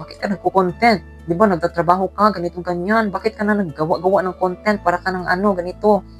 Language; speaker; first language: Filipino; non-native, local second language; Cebuano